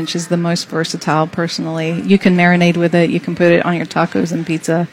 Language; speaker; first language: English; native; English